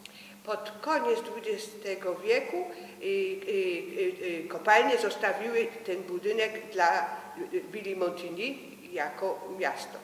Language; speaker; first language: Polish; early bilingual, heritage; French